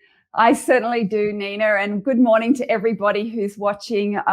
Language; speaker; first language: English; native; English